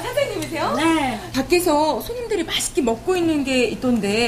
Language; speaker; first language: Korean; native; Korean